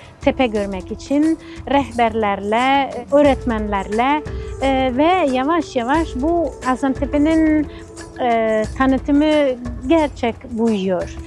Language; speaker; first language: Turkish; non-native, fluent; Italian